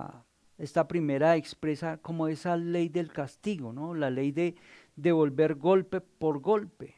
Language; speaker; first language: Spanish; native; Spanish